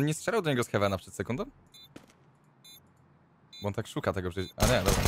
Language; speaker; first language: Polish; native; Polish